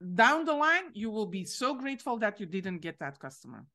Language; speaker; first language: English; non-native, fluent; French